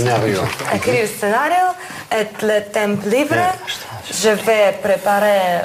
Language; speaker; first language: French; non-native, learner; Russian